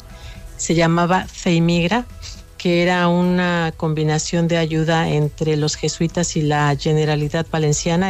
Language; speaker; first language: Spanish; native; Spanish